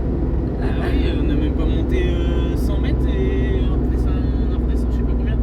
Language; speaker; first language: French; native; French